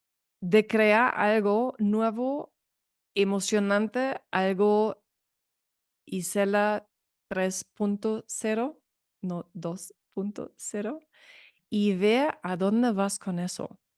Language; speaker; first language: Spanish; non-native, fluent; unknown